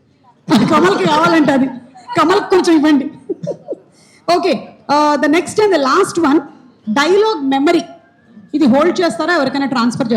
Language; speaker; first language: Telugu; native; Telugu